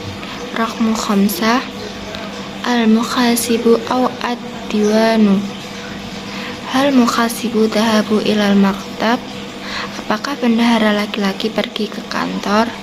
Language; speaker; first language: Arabic; non-native, learner; Indonesian